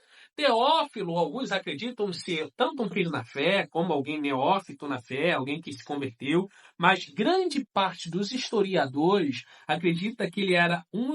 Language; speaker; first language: Portuguese; native; Portuguese